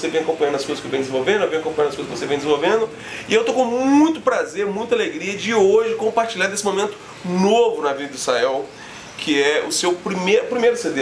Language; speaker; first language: Portuguese; native; Portuguese